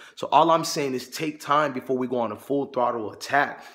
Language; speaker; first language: English; native; English